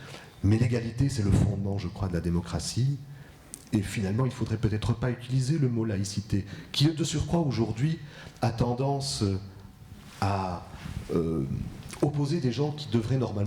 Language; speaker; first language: French; native; French